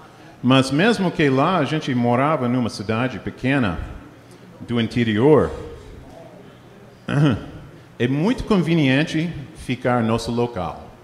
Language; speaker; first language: Portuguese; non-native, fluent; English